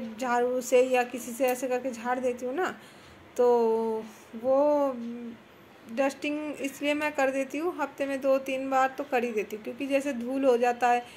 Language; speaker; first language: Hindi; non-native, local second language; Bangla